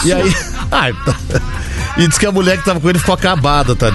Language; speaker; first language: Portuguese; native; Portuguese